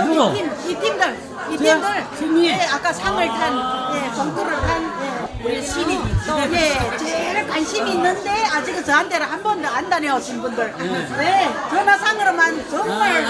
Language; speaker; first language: Korean; early bilingual, heritage; Korean